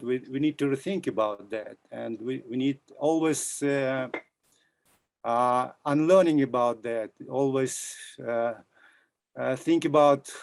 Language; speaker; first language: English; non-native, fluent; Russian